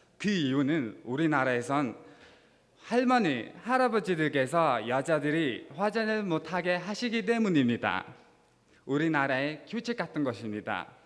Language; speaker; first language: Korean; non-native, fluent; Mongolian